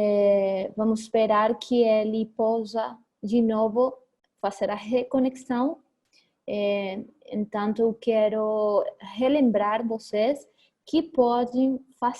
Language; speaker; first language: Portuguese; non-native, fluent; Spanish